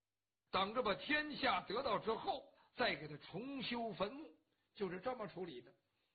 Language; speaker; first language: Chinese; native; Chinese